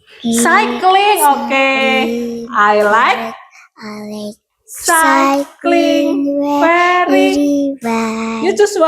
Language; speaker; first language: English; non-native, learner; Indonesian